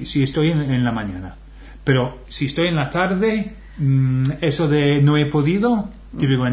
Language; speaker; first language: Spanish; non-native, fluent; English